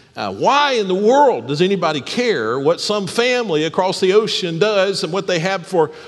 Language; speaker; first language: English; native; English